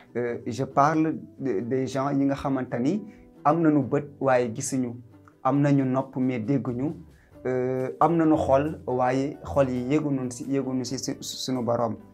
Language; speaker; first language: Wolof; native; Wolof